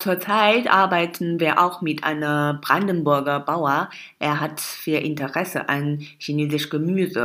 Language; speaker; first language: German; non-native, fluent; Chinese